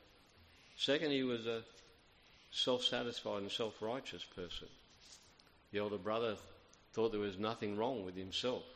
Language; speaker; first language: English; native; English